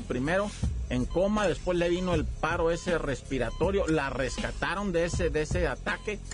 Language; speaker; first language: Spanish; native; Spanish